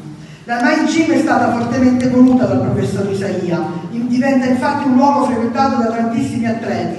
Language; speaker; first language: Italian; native; Italian